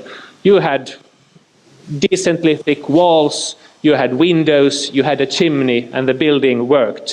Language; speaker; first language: English; non-native, fluent; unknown